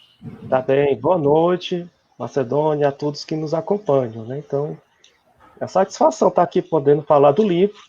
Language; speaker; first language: Portuguese; native; Portuguese